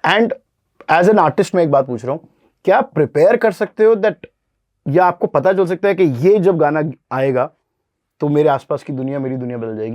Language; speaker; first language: Hindi; native; Hindi